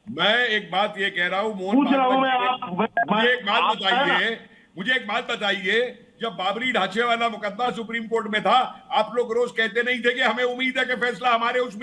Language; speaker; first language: Hindi; native; Hindi